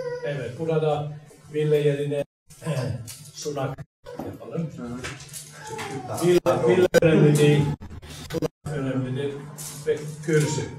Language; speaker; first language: Turkish; non-native, fluent; Finnish